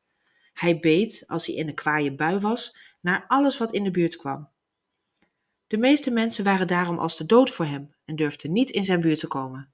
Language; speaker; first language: Dutch; native; Dutch